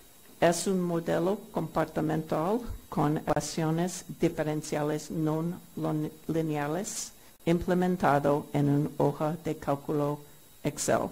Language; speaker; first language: Spanish; non-native, fluent; English